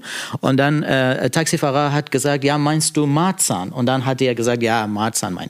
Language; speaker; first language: German; non-native, fluent; Persian